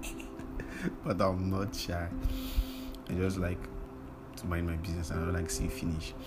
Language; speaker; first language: English; non-native, local second language; Yoruba